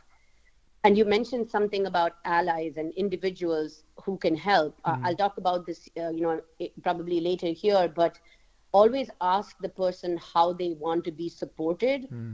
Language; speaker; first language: English; non-native, local second language; Hindi